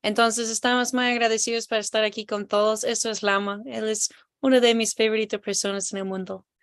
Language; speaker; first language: Spanish; non-native, learner; English